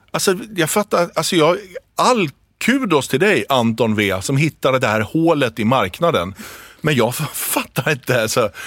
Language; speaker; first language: Swedish; native; Swedish